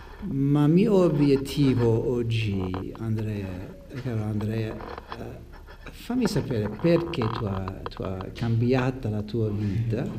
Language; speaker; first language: Italian; non-native, learner; English